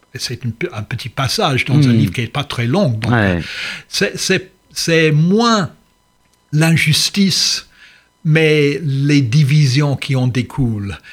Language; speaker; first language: French; non-native, fluent; English